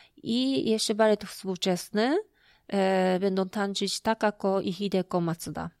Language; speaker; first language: Polish; non-native, fluent; Japanese